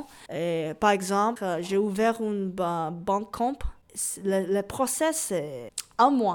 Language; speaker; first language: French; non-native, learner; Chinese